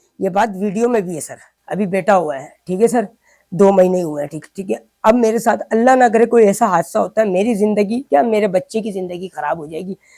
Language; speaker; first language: Urdu; native; Urdu